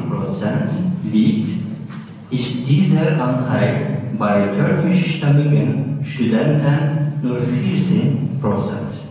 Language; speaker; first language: German; non-native, learner; Turkish